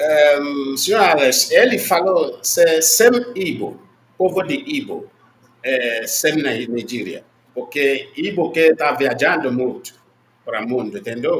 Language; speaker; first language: Portuguese; non-native, learner; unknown